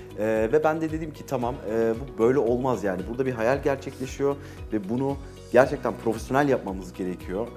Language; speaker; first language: Turkish; early bilingual, heritage; Turkish